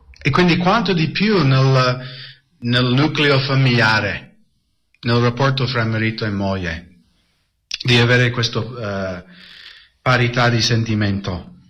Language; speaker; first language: Italian; non-native, fluent; English